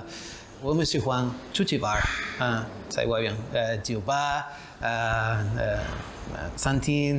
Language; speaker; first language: Chinese; non-native, fluent; Spanish